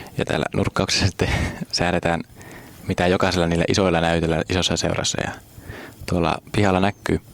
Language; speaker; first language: Finnish; native; Finnish